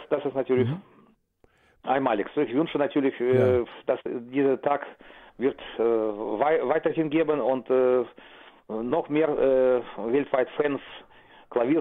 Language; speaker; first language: German; non-native, fluent; Russian